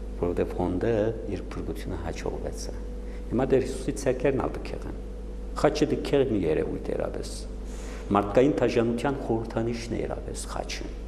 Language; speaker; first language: Armenian; native; Armenian